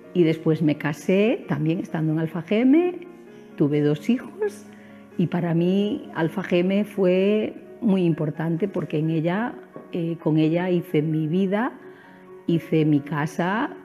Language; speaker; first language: Spanish; native; Spanish